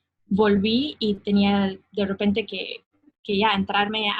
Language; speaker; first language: Spanish; non-native, fluent; English